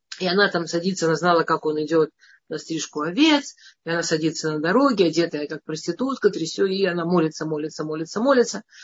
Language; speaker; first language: Russian; native; Russian